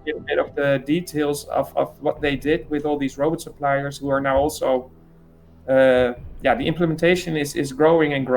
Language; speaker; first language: English; non-native, fluent; Dutch